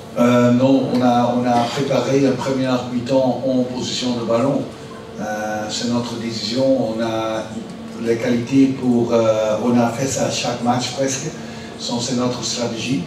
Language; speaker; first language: French; non-native, learner; Dutch